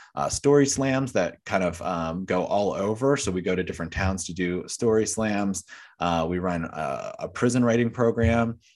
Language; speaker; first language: English; native; English